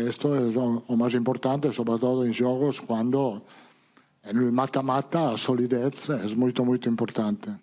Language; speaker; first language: Portuguese; non-native, learner; Italian